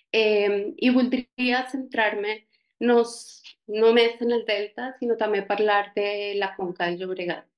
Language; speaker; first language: Catalan; non-native, fluent; Spanish